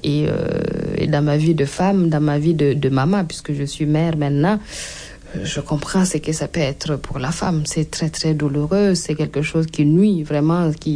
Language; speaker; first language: French; non-native, local second language; Mossi